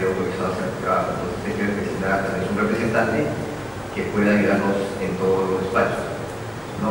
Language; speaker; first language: Spanish; native; Spanish